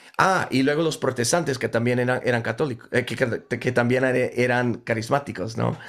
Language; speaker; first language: Spanish; early bilingual, heritage; Spanish